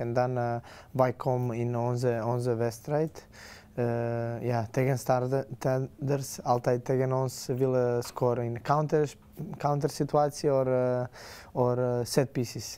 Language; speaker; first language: Dutch; non-native, learner; Serbian